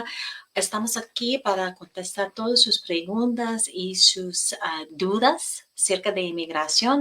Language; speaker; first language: Spanish; non-native, fluent; English